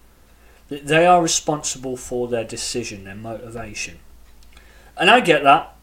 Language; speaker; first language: English; native; English